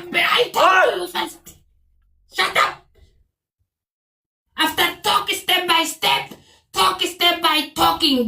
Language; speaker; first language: English; non-native, learner; Oromo